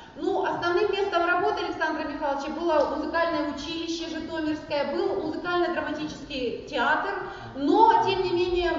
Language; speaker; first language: Russian; non-native, local second language; Ukrainian